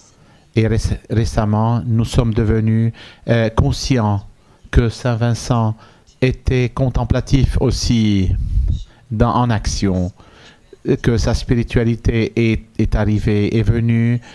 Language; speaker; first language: French; non-native, fluent; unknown